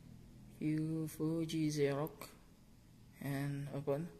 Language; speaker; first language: English; non-native, learner; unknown